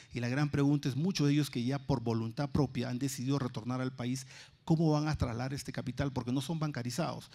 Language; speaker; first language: Spanish; native; Spanish